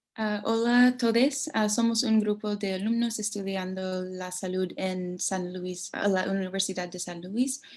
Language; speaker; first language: Spanish; non-native, learner; English